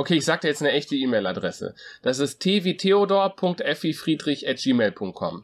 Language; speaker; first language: German; native; German